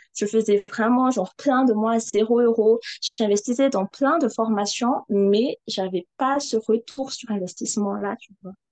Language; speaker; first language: French; non-native, local second language; Malagasy